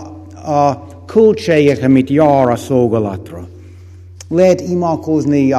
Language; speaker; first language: Hungarian; non-native, fluent; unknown